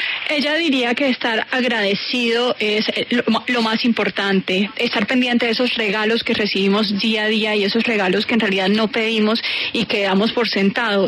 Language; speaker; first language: Spanish; native; Spanish